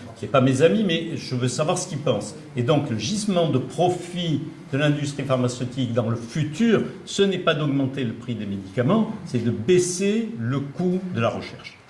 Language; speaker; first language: French; native; French